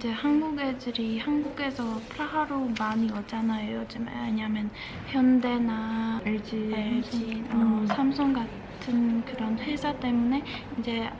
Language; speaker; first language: Korean; early bilingual, heritage; Czech